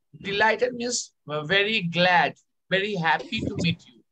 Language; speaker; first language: English; non-native, local second language; Bangla